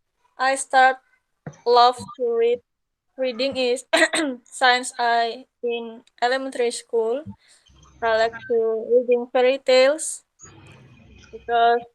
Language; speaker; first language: English; non-native, learner; Indonesian